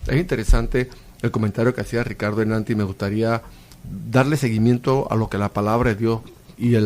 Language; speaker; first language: Spanish; native; Spanish